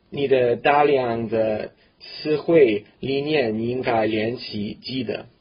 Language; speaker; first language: Chinese; non-native, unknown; English